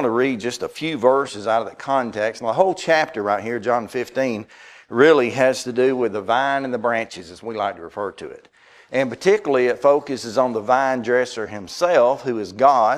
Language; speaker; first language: English; native; English